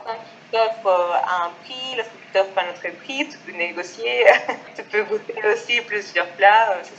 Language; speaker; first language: French; non-native, fluent; Spanish